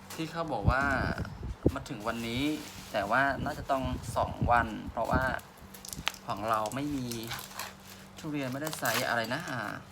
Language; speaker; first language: Thai; native; Thai